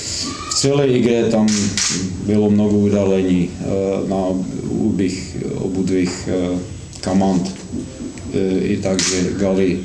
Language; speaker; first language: Russian; non-native, fluent; Slovak